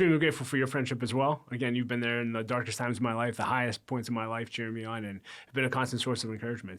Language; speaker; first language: English; native; English